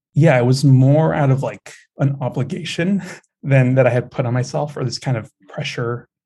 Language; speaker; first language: English; native; English